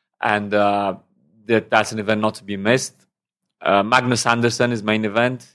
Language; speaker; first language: English; non-native, fluent; Romanian